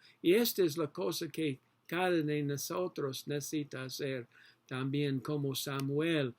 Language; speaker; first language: Spanish; non-native, learner; English